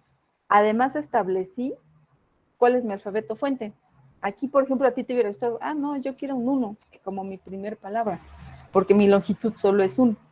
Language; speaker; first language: Spanish; native; Spanish